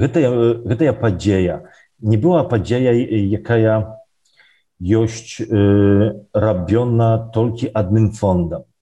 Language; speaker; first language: Belarusian; non-native, local second language; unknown